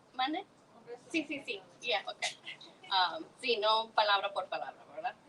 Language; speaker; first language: Spanish; early bilingual, heritage; Spanish